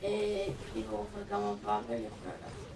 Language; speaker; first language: Hebrew; native; Hebrew